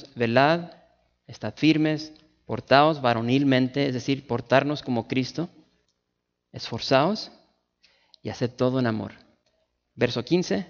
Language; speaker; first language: Spanish; native; Spanish